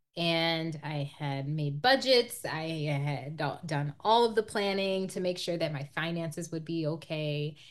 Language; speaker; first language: English; native; English